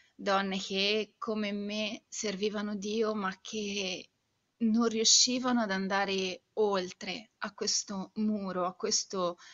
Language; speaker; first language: Italian; native; Italian